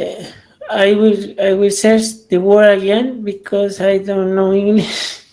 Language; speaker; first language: English; non-native, learner; Spanish